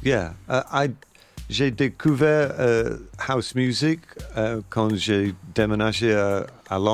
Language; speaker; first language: French; non-native, learner; English